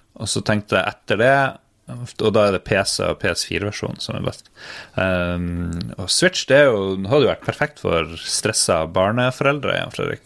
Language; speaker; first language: Norwegian; native; Norwegian